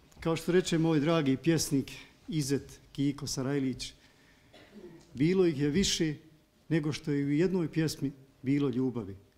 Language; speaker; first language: Bosnian; native; Bosnian